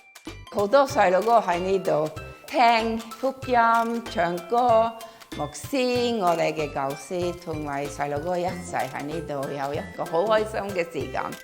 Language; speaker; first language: Cantonese; non-native, fluent; Norwegian